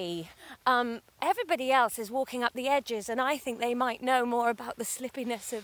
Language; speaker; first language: English; native; English